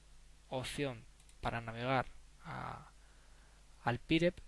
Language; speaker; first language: Spanish; native; Spanish